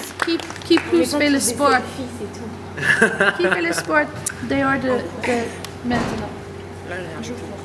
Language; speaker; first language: French; non-native, learner; English